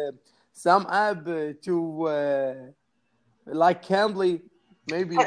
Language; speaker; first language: English; non-native, learner; Arabic